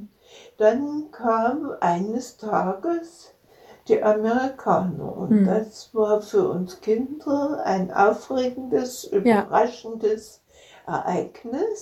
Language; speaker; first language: German; native; German